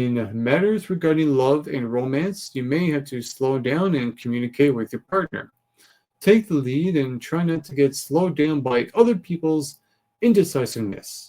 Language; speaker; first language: English; native; English